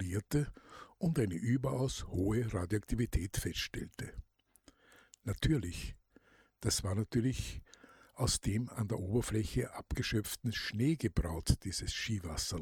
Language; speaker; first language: German; native; German